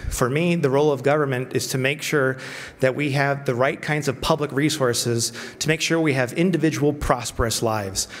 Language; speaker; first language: English; native; English